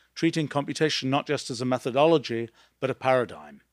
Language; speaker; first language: English; native; English